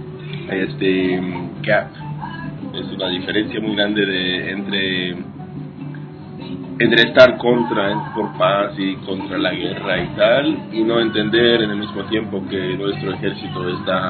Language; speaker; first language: Spanish; non-native, fluent; Hebrew